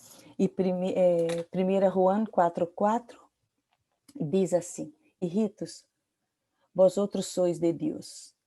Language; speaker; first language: Portuguese; non-native, learner; Spanish